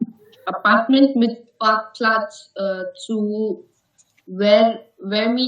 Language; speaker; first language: German; non-native, learner; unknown